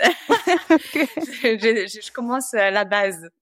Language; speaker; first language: French; native; French